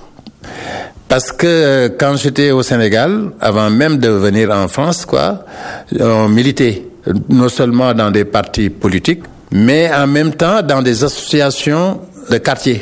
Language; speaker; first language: French; non-native, local second language; Wolof